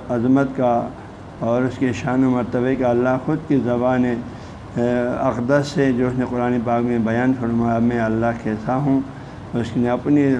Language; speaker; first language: Urdu; non-native, local second language; Balti